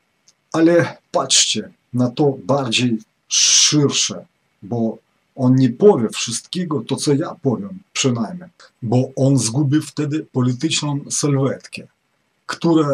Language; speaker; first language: Polish; non-native, fluent; Ukrainian